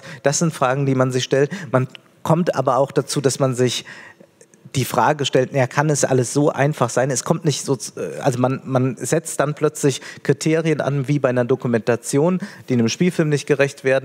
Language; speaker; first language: German; native; German